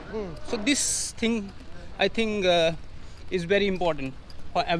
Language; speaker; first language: English; non-native, local second language; Dogri